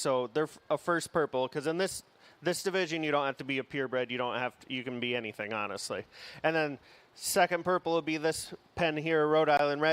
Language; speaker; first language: English; native; English